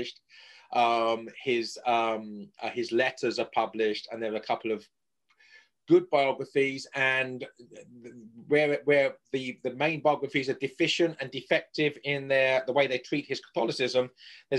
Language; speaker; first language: English; native; English